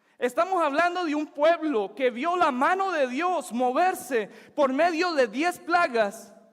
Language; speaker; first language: Spanish; native; Spanish